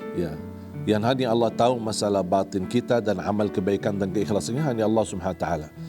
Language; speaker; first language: Indonesian; non-native, fluent; Arabic